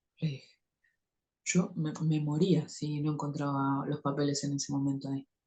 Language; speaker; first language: Spanish; native; Spanish